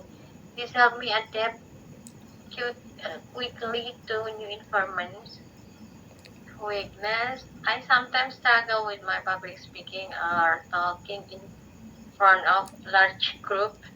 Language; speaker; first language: English; non-native, learner; Indonesian